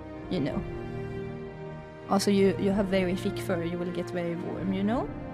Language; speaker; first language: English; non-native, fluent; Swedish